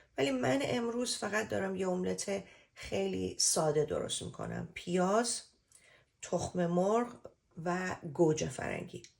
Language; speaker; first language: Persian; native; Persian